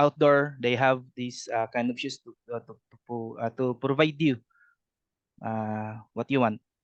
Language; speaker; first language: English; non-native, learner; Cebuano